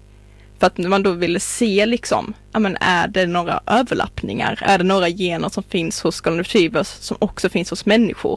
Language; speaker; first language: Swedish; native; Swedish